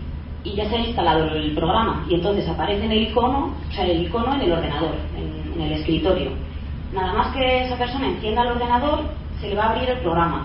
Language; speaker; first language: Spanish; native; Spanish